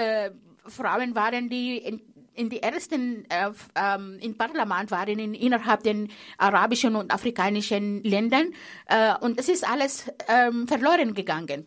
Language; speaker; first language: German; non-native, fluent; Arabic